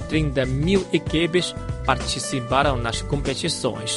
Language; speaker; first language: Portuguese; non-native, fluent; Chinese